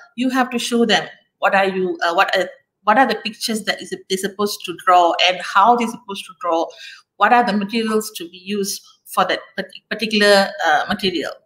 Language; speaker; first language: English; non-native, local second language; Tamil